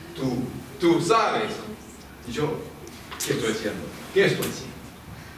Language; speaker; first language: Spanish; non-native, learner; English